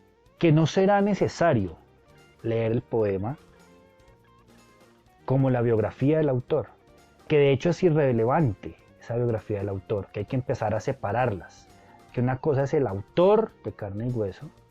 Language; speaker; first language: Spanish; native; Spanish